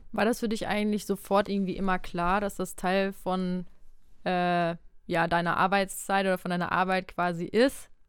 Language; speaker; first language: German; native; German